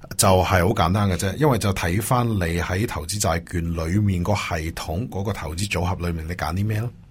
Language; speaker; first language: Cantonese; early bilingual, heritage; Cantonese